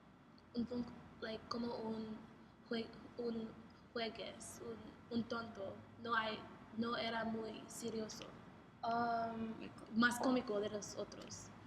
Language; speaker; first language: Spanish; non-native, learner; English